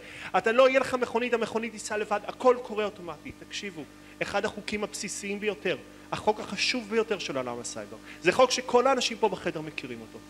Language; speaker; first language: Hebrew; native; Hebrew